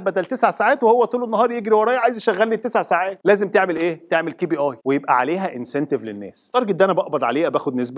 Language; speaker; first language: Arabic; native; Arabic